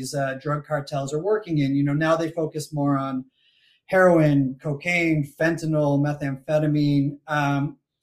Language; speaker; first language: English; native; English